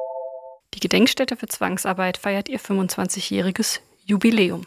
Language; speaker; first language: German; native; German